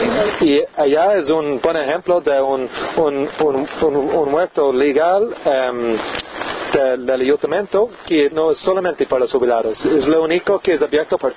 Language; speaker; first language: Spanish; non-native, learner; English